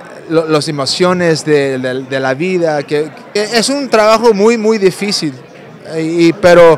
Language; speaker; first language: Spanish; non-native, fluent; English